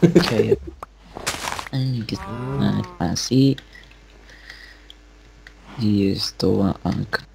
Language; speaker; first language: Spanish; native; Spanish